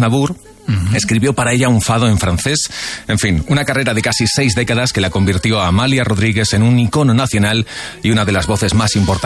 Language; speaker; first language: Spanish; native; Spanish